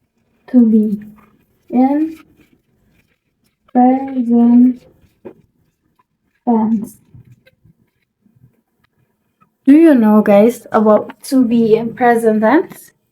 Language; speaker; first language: English; non-native, learner; Indonesian